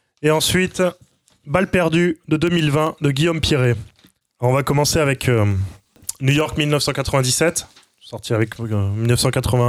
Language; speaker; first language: French; native; French